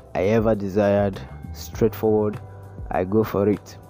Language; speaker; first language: English; non-native, local second language; Igbo